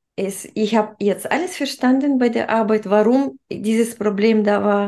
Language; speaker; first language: German; non-native, fluent; Russian